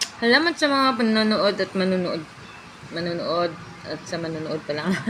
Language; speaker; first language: Filipino; non-native, local second language; Cebuano